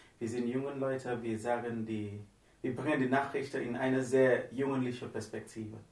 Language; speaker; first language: German; non-native, learner; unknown